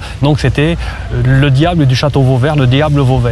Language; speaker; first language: French; native; French